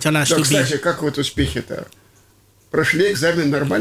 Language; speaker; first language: Russian; native; Russian